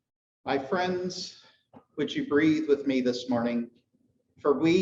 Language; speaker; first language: English; native; English